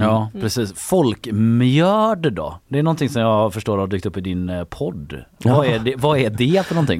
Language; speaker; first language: Swedish; native; Swedish